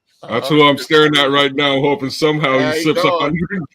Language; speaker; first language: English; native; English